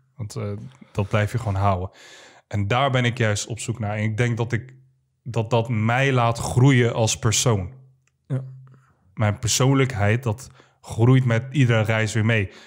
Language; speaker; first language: Dutch; early bilingual, other home language; Arabic